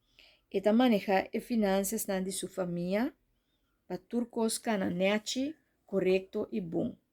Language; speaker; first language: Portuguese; non-native, learner; Papiamento